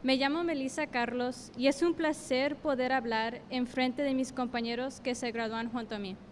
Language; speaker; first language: Spanish; early bilingual, heritage; Spanish